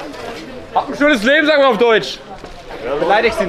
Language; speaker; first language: German; native; German